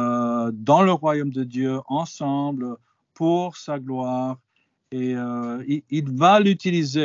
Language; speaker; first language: French; non-native, fluent; English